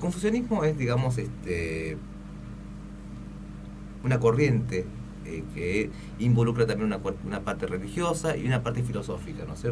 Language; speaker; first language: Spanish; early bilingual, other home language; Korean